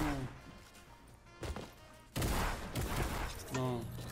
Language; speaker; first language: French; native; French